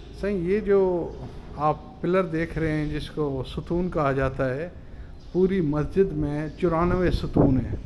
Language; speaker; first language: Urdu; non-native, local second language; Sindhi